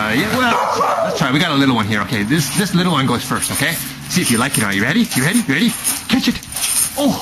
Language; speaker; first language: English; native; English